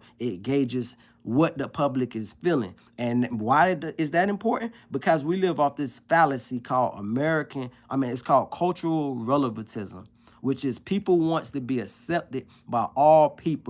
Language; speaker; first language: English; native; English